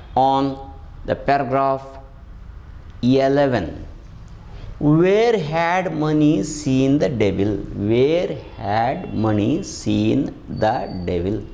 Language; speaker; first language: English; non-native, local second language; Kannada